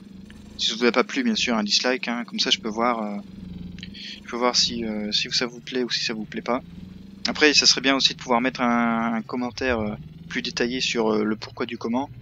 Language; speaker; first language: French; native; French